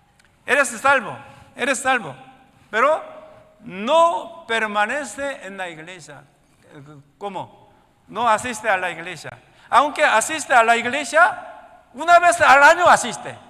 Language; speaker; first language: Spanish; non-native, learner; Korean